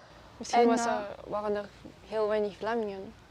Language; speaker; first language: Dutch; non-native, local second language; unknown